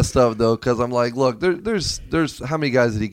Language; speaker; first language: English; native; English